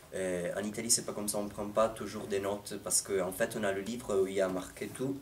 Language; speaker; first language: French; non-native, fluent; Italian